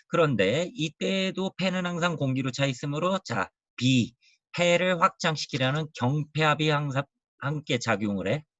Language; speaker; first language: Korean; native; Korean